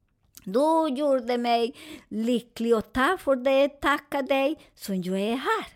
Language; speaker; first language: Swedish; non-native, fluent; Spanish